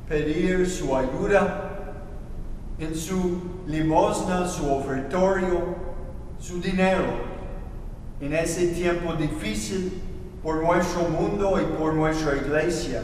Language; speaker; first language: Spanish; non-native, learner; English